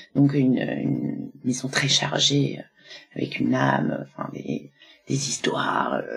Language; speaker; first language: French; native; French